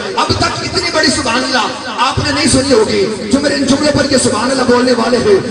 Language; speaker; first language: Urdu; non-native, local second language; Punjabi